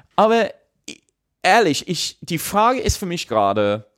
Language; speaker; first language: German; non-native, fluent; English